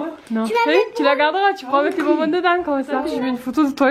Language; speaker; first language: French; native; French